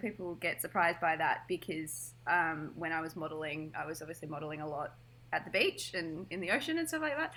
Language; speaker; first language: English; native; English